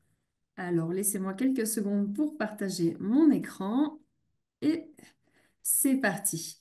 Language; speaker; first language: French; native; French